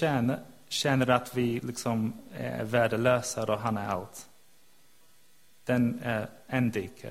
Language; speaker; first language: Swedish; non-native, fluent; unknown